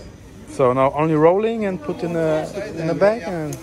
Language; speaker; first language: English; non-native, fluent; German